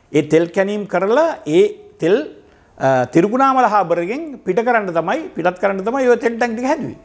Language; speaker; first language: Sinhala; native; Sinhala